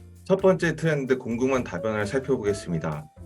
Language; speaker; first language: Korean; native; Korean